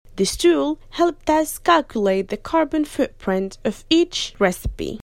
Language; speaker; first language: English; non-native, fluent; French